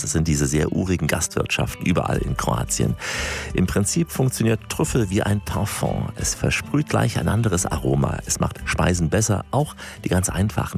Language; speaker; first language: German; native; German